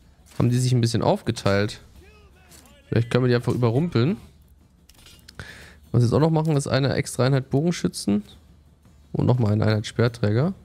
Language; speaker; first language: German; native; German